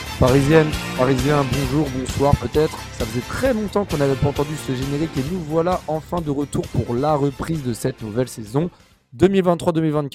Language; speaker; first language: French; native; French